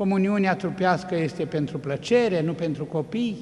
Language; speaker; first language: Romanian; native; Romanian